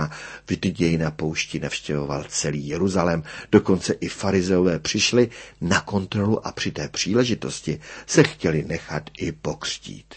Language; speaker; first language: Czech; native; Czech